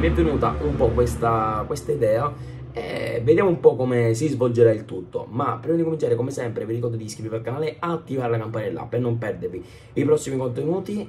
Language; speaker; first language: Italian; native; Italian